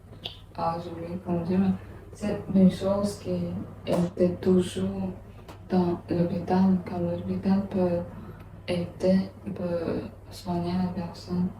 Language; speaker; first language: French; non-native, learner; English